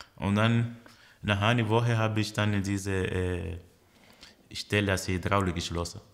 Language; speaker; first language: German; early bilingual, other home language; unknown